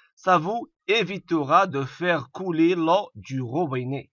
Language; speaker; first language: French; non-native, local second language; Arabic